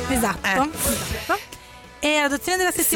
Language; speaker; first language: Italian; native; Italian